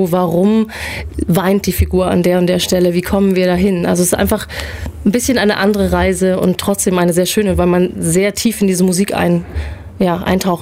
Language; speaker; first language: German; native; German